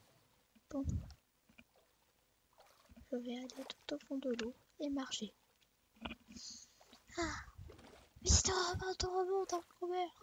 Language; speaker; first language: French; native; French